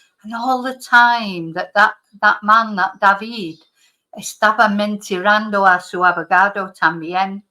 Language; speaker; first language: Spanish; non-native, fluent; English